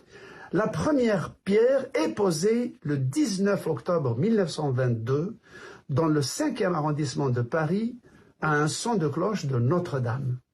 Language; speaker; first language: French; native; French